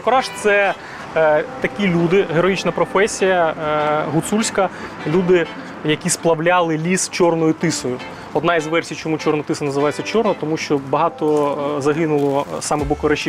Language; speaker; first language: Ukrainian; native; Ukrainian